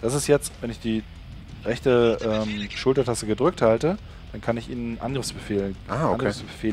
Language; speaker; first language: German; native; German